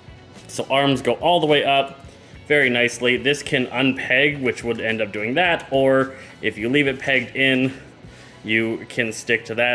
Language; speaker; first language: English; native; English